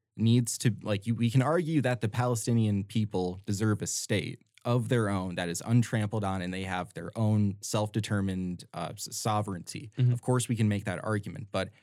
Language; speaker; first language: English; native; English